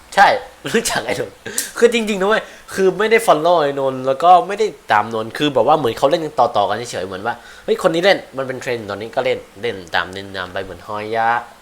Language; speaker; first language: Thai; native; Thai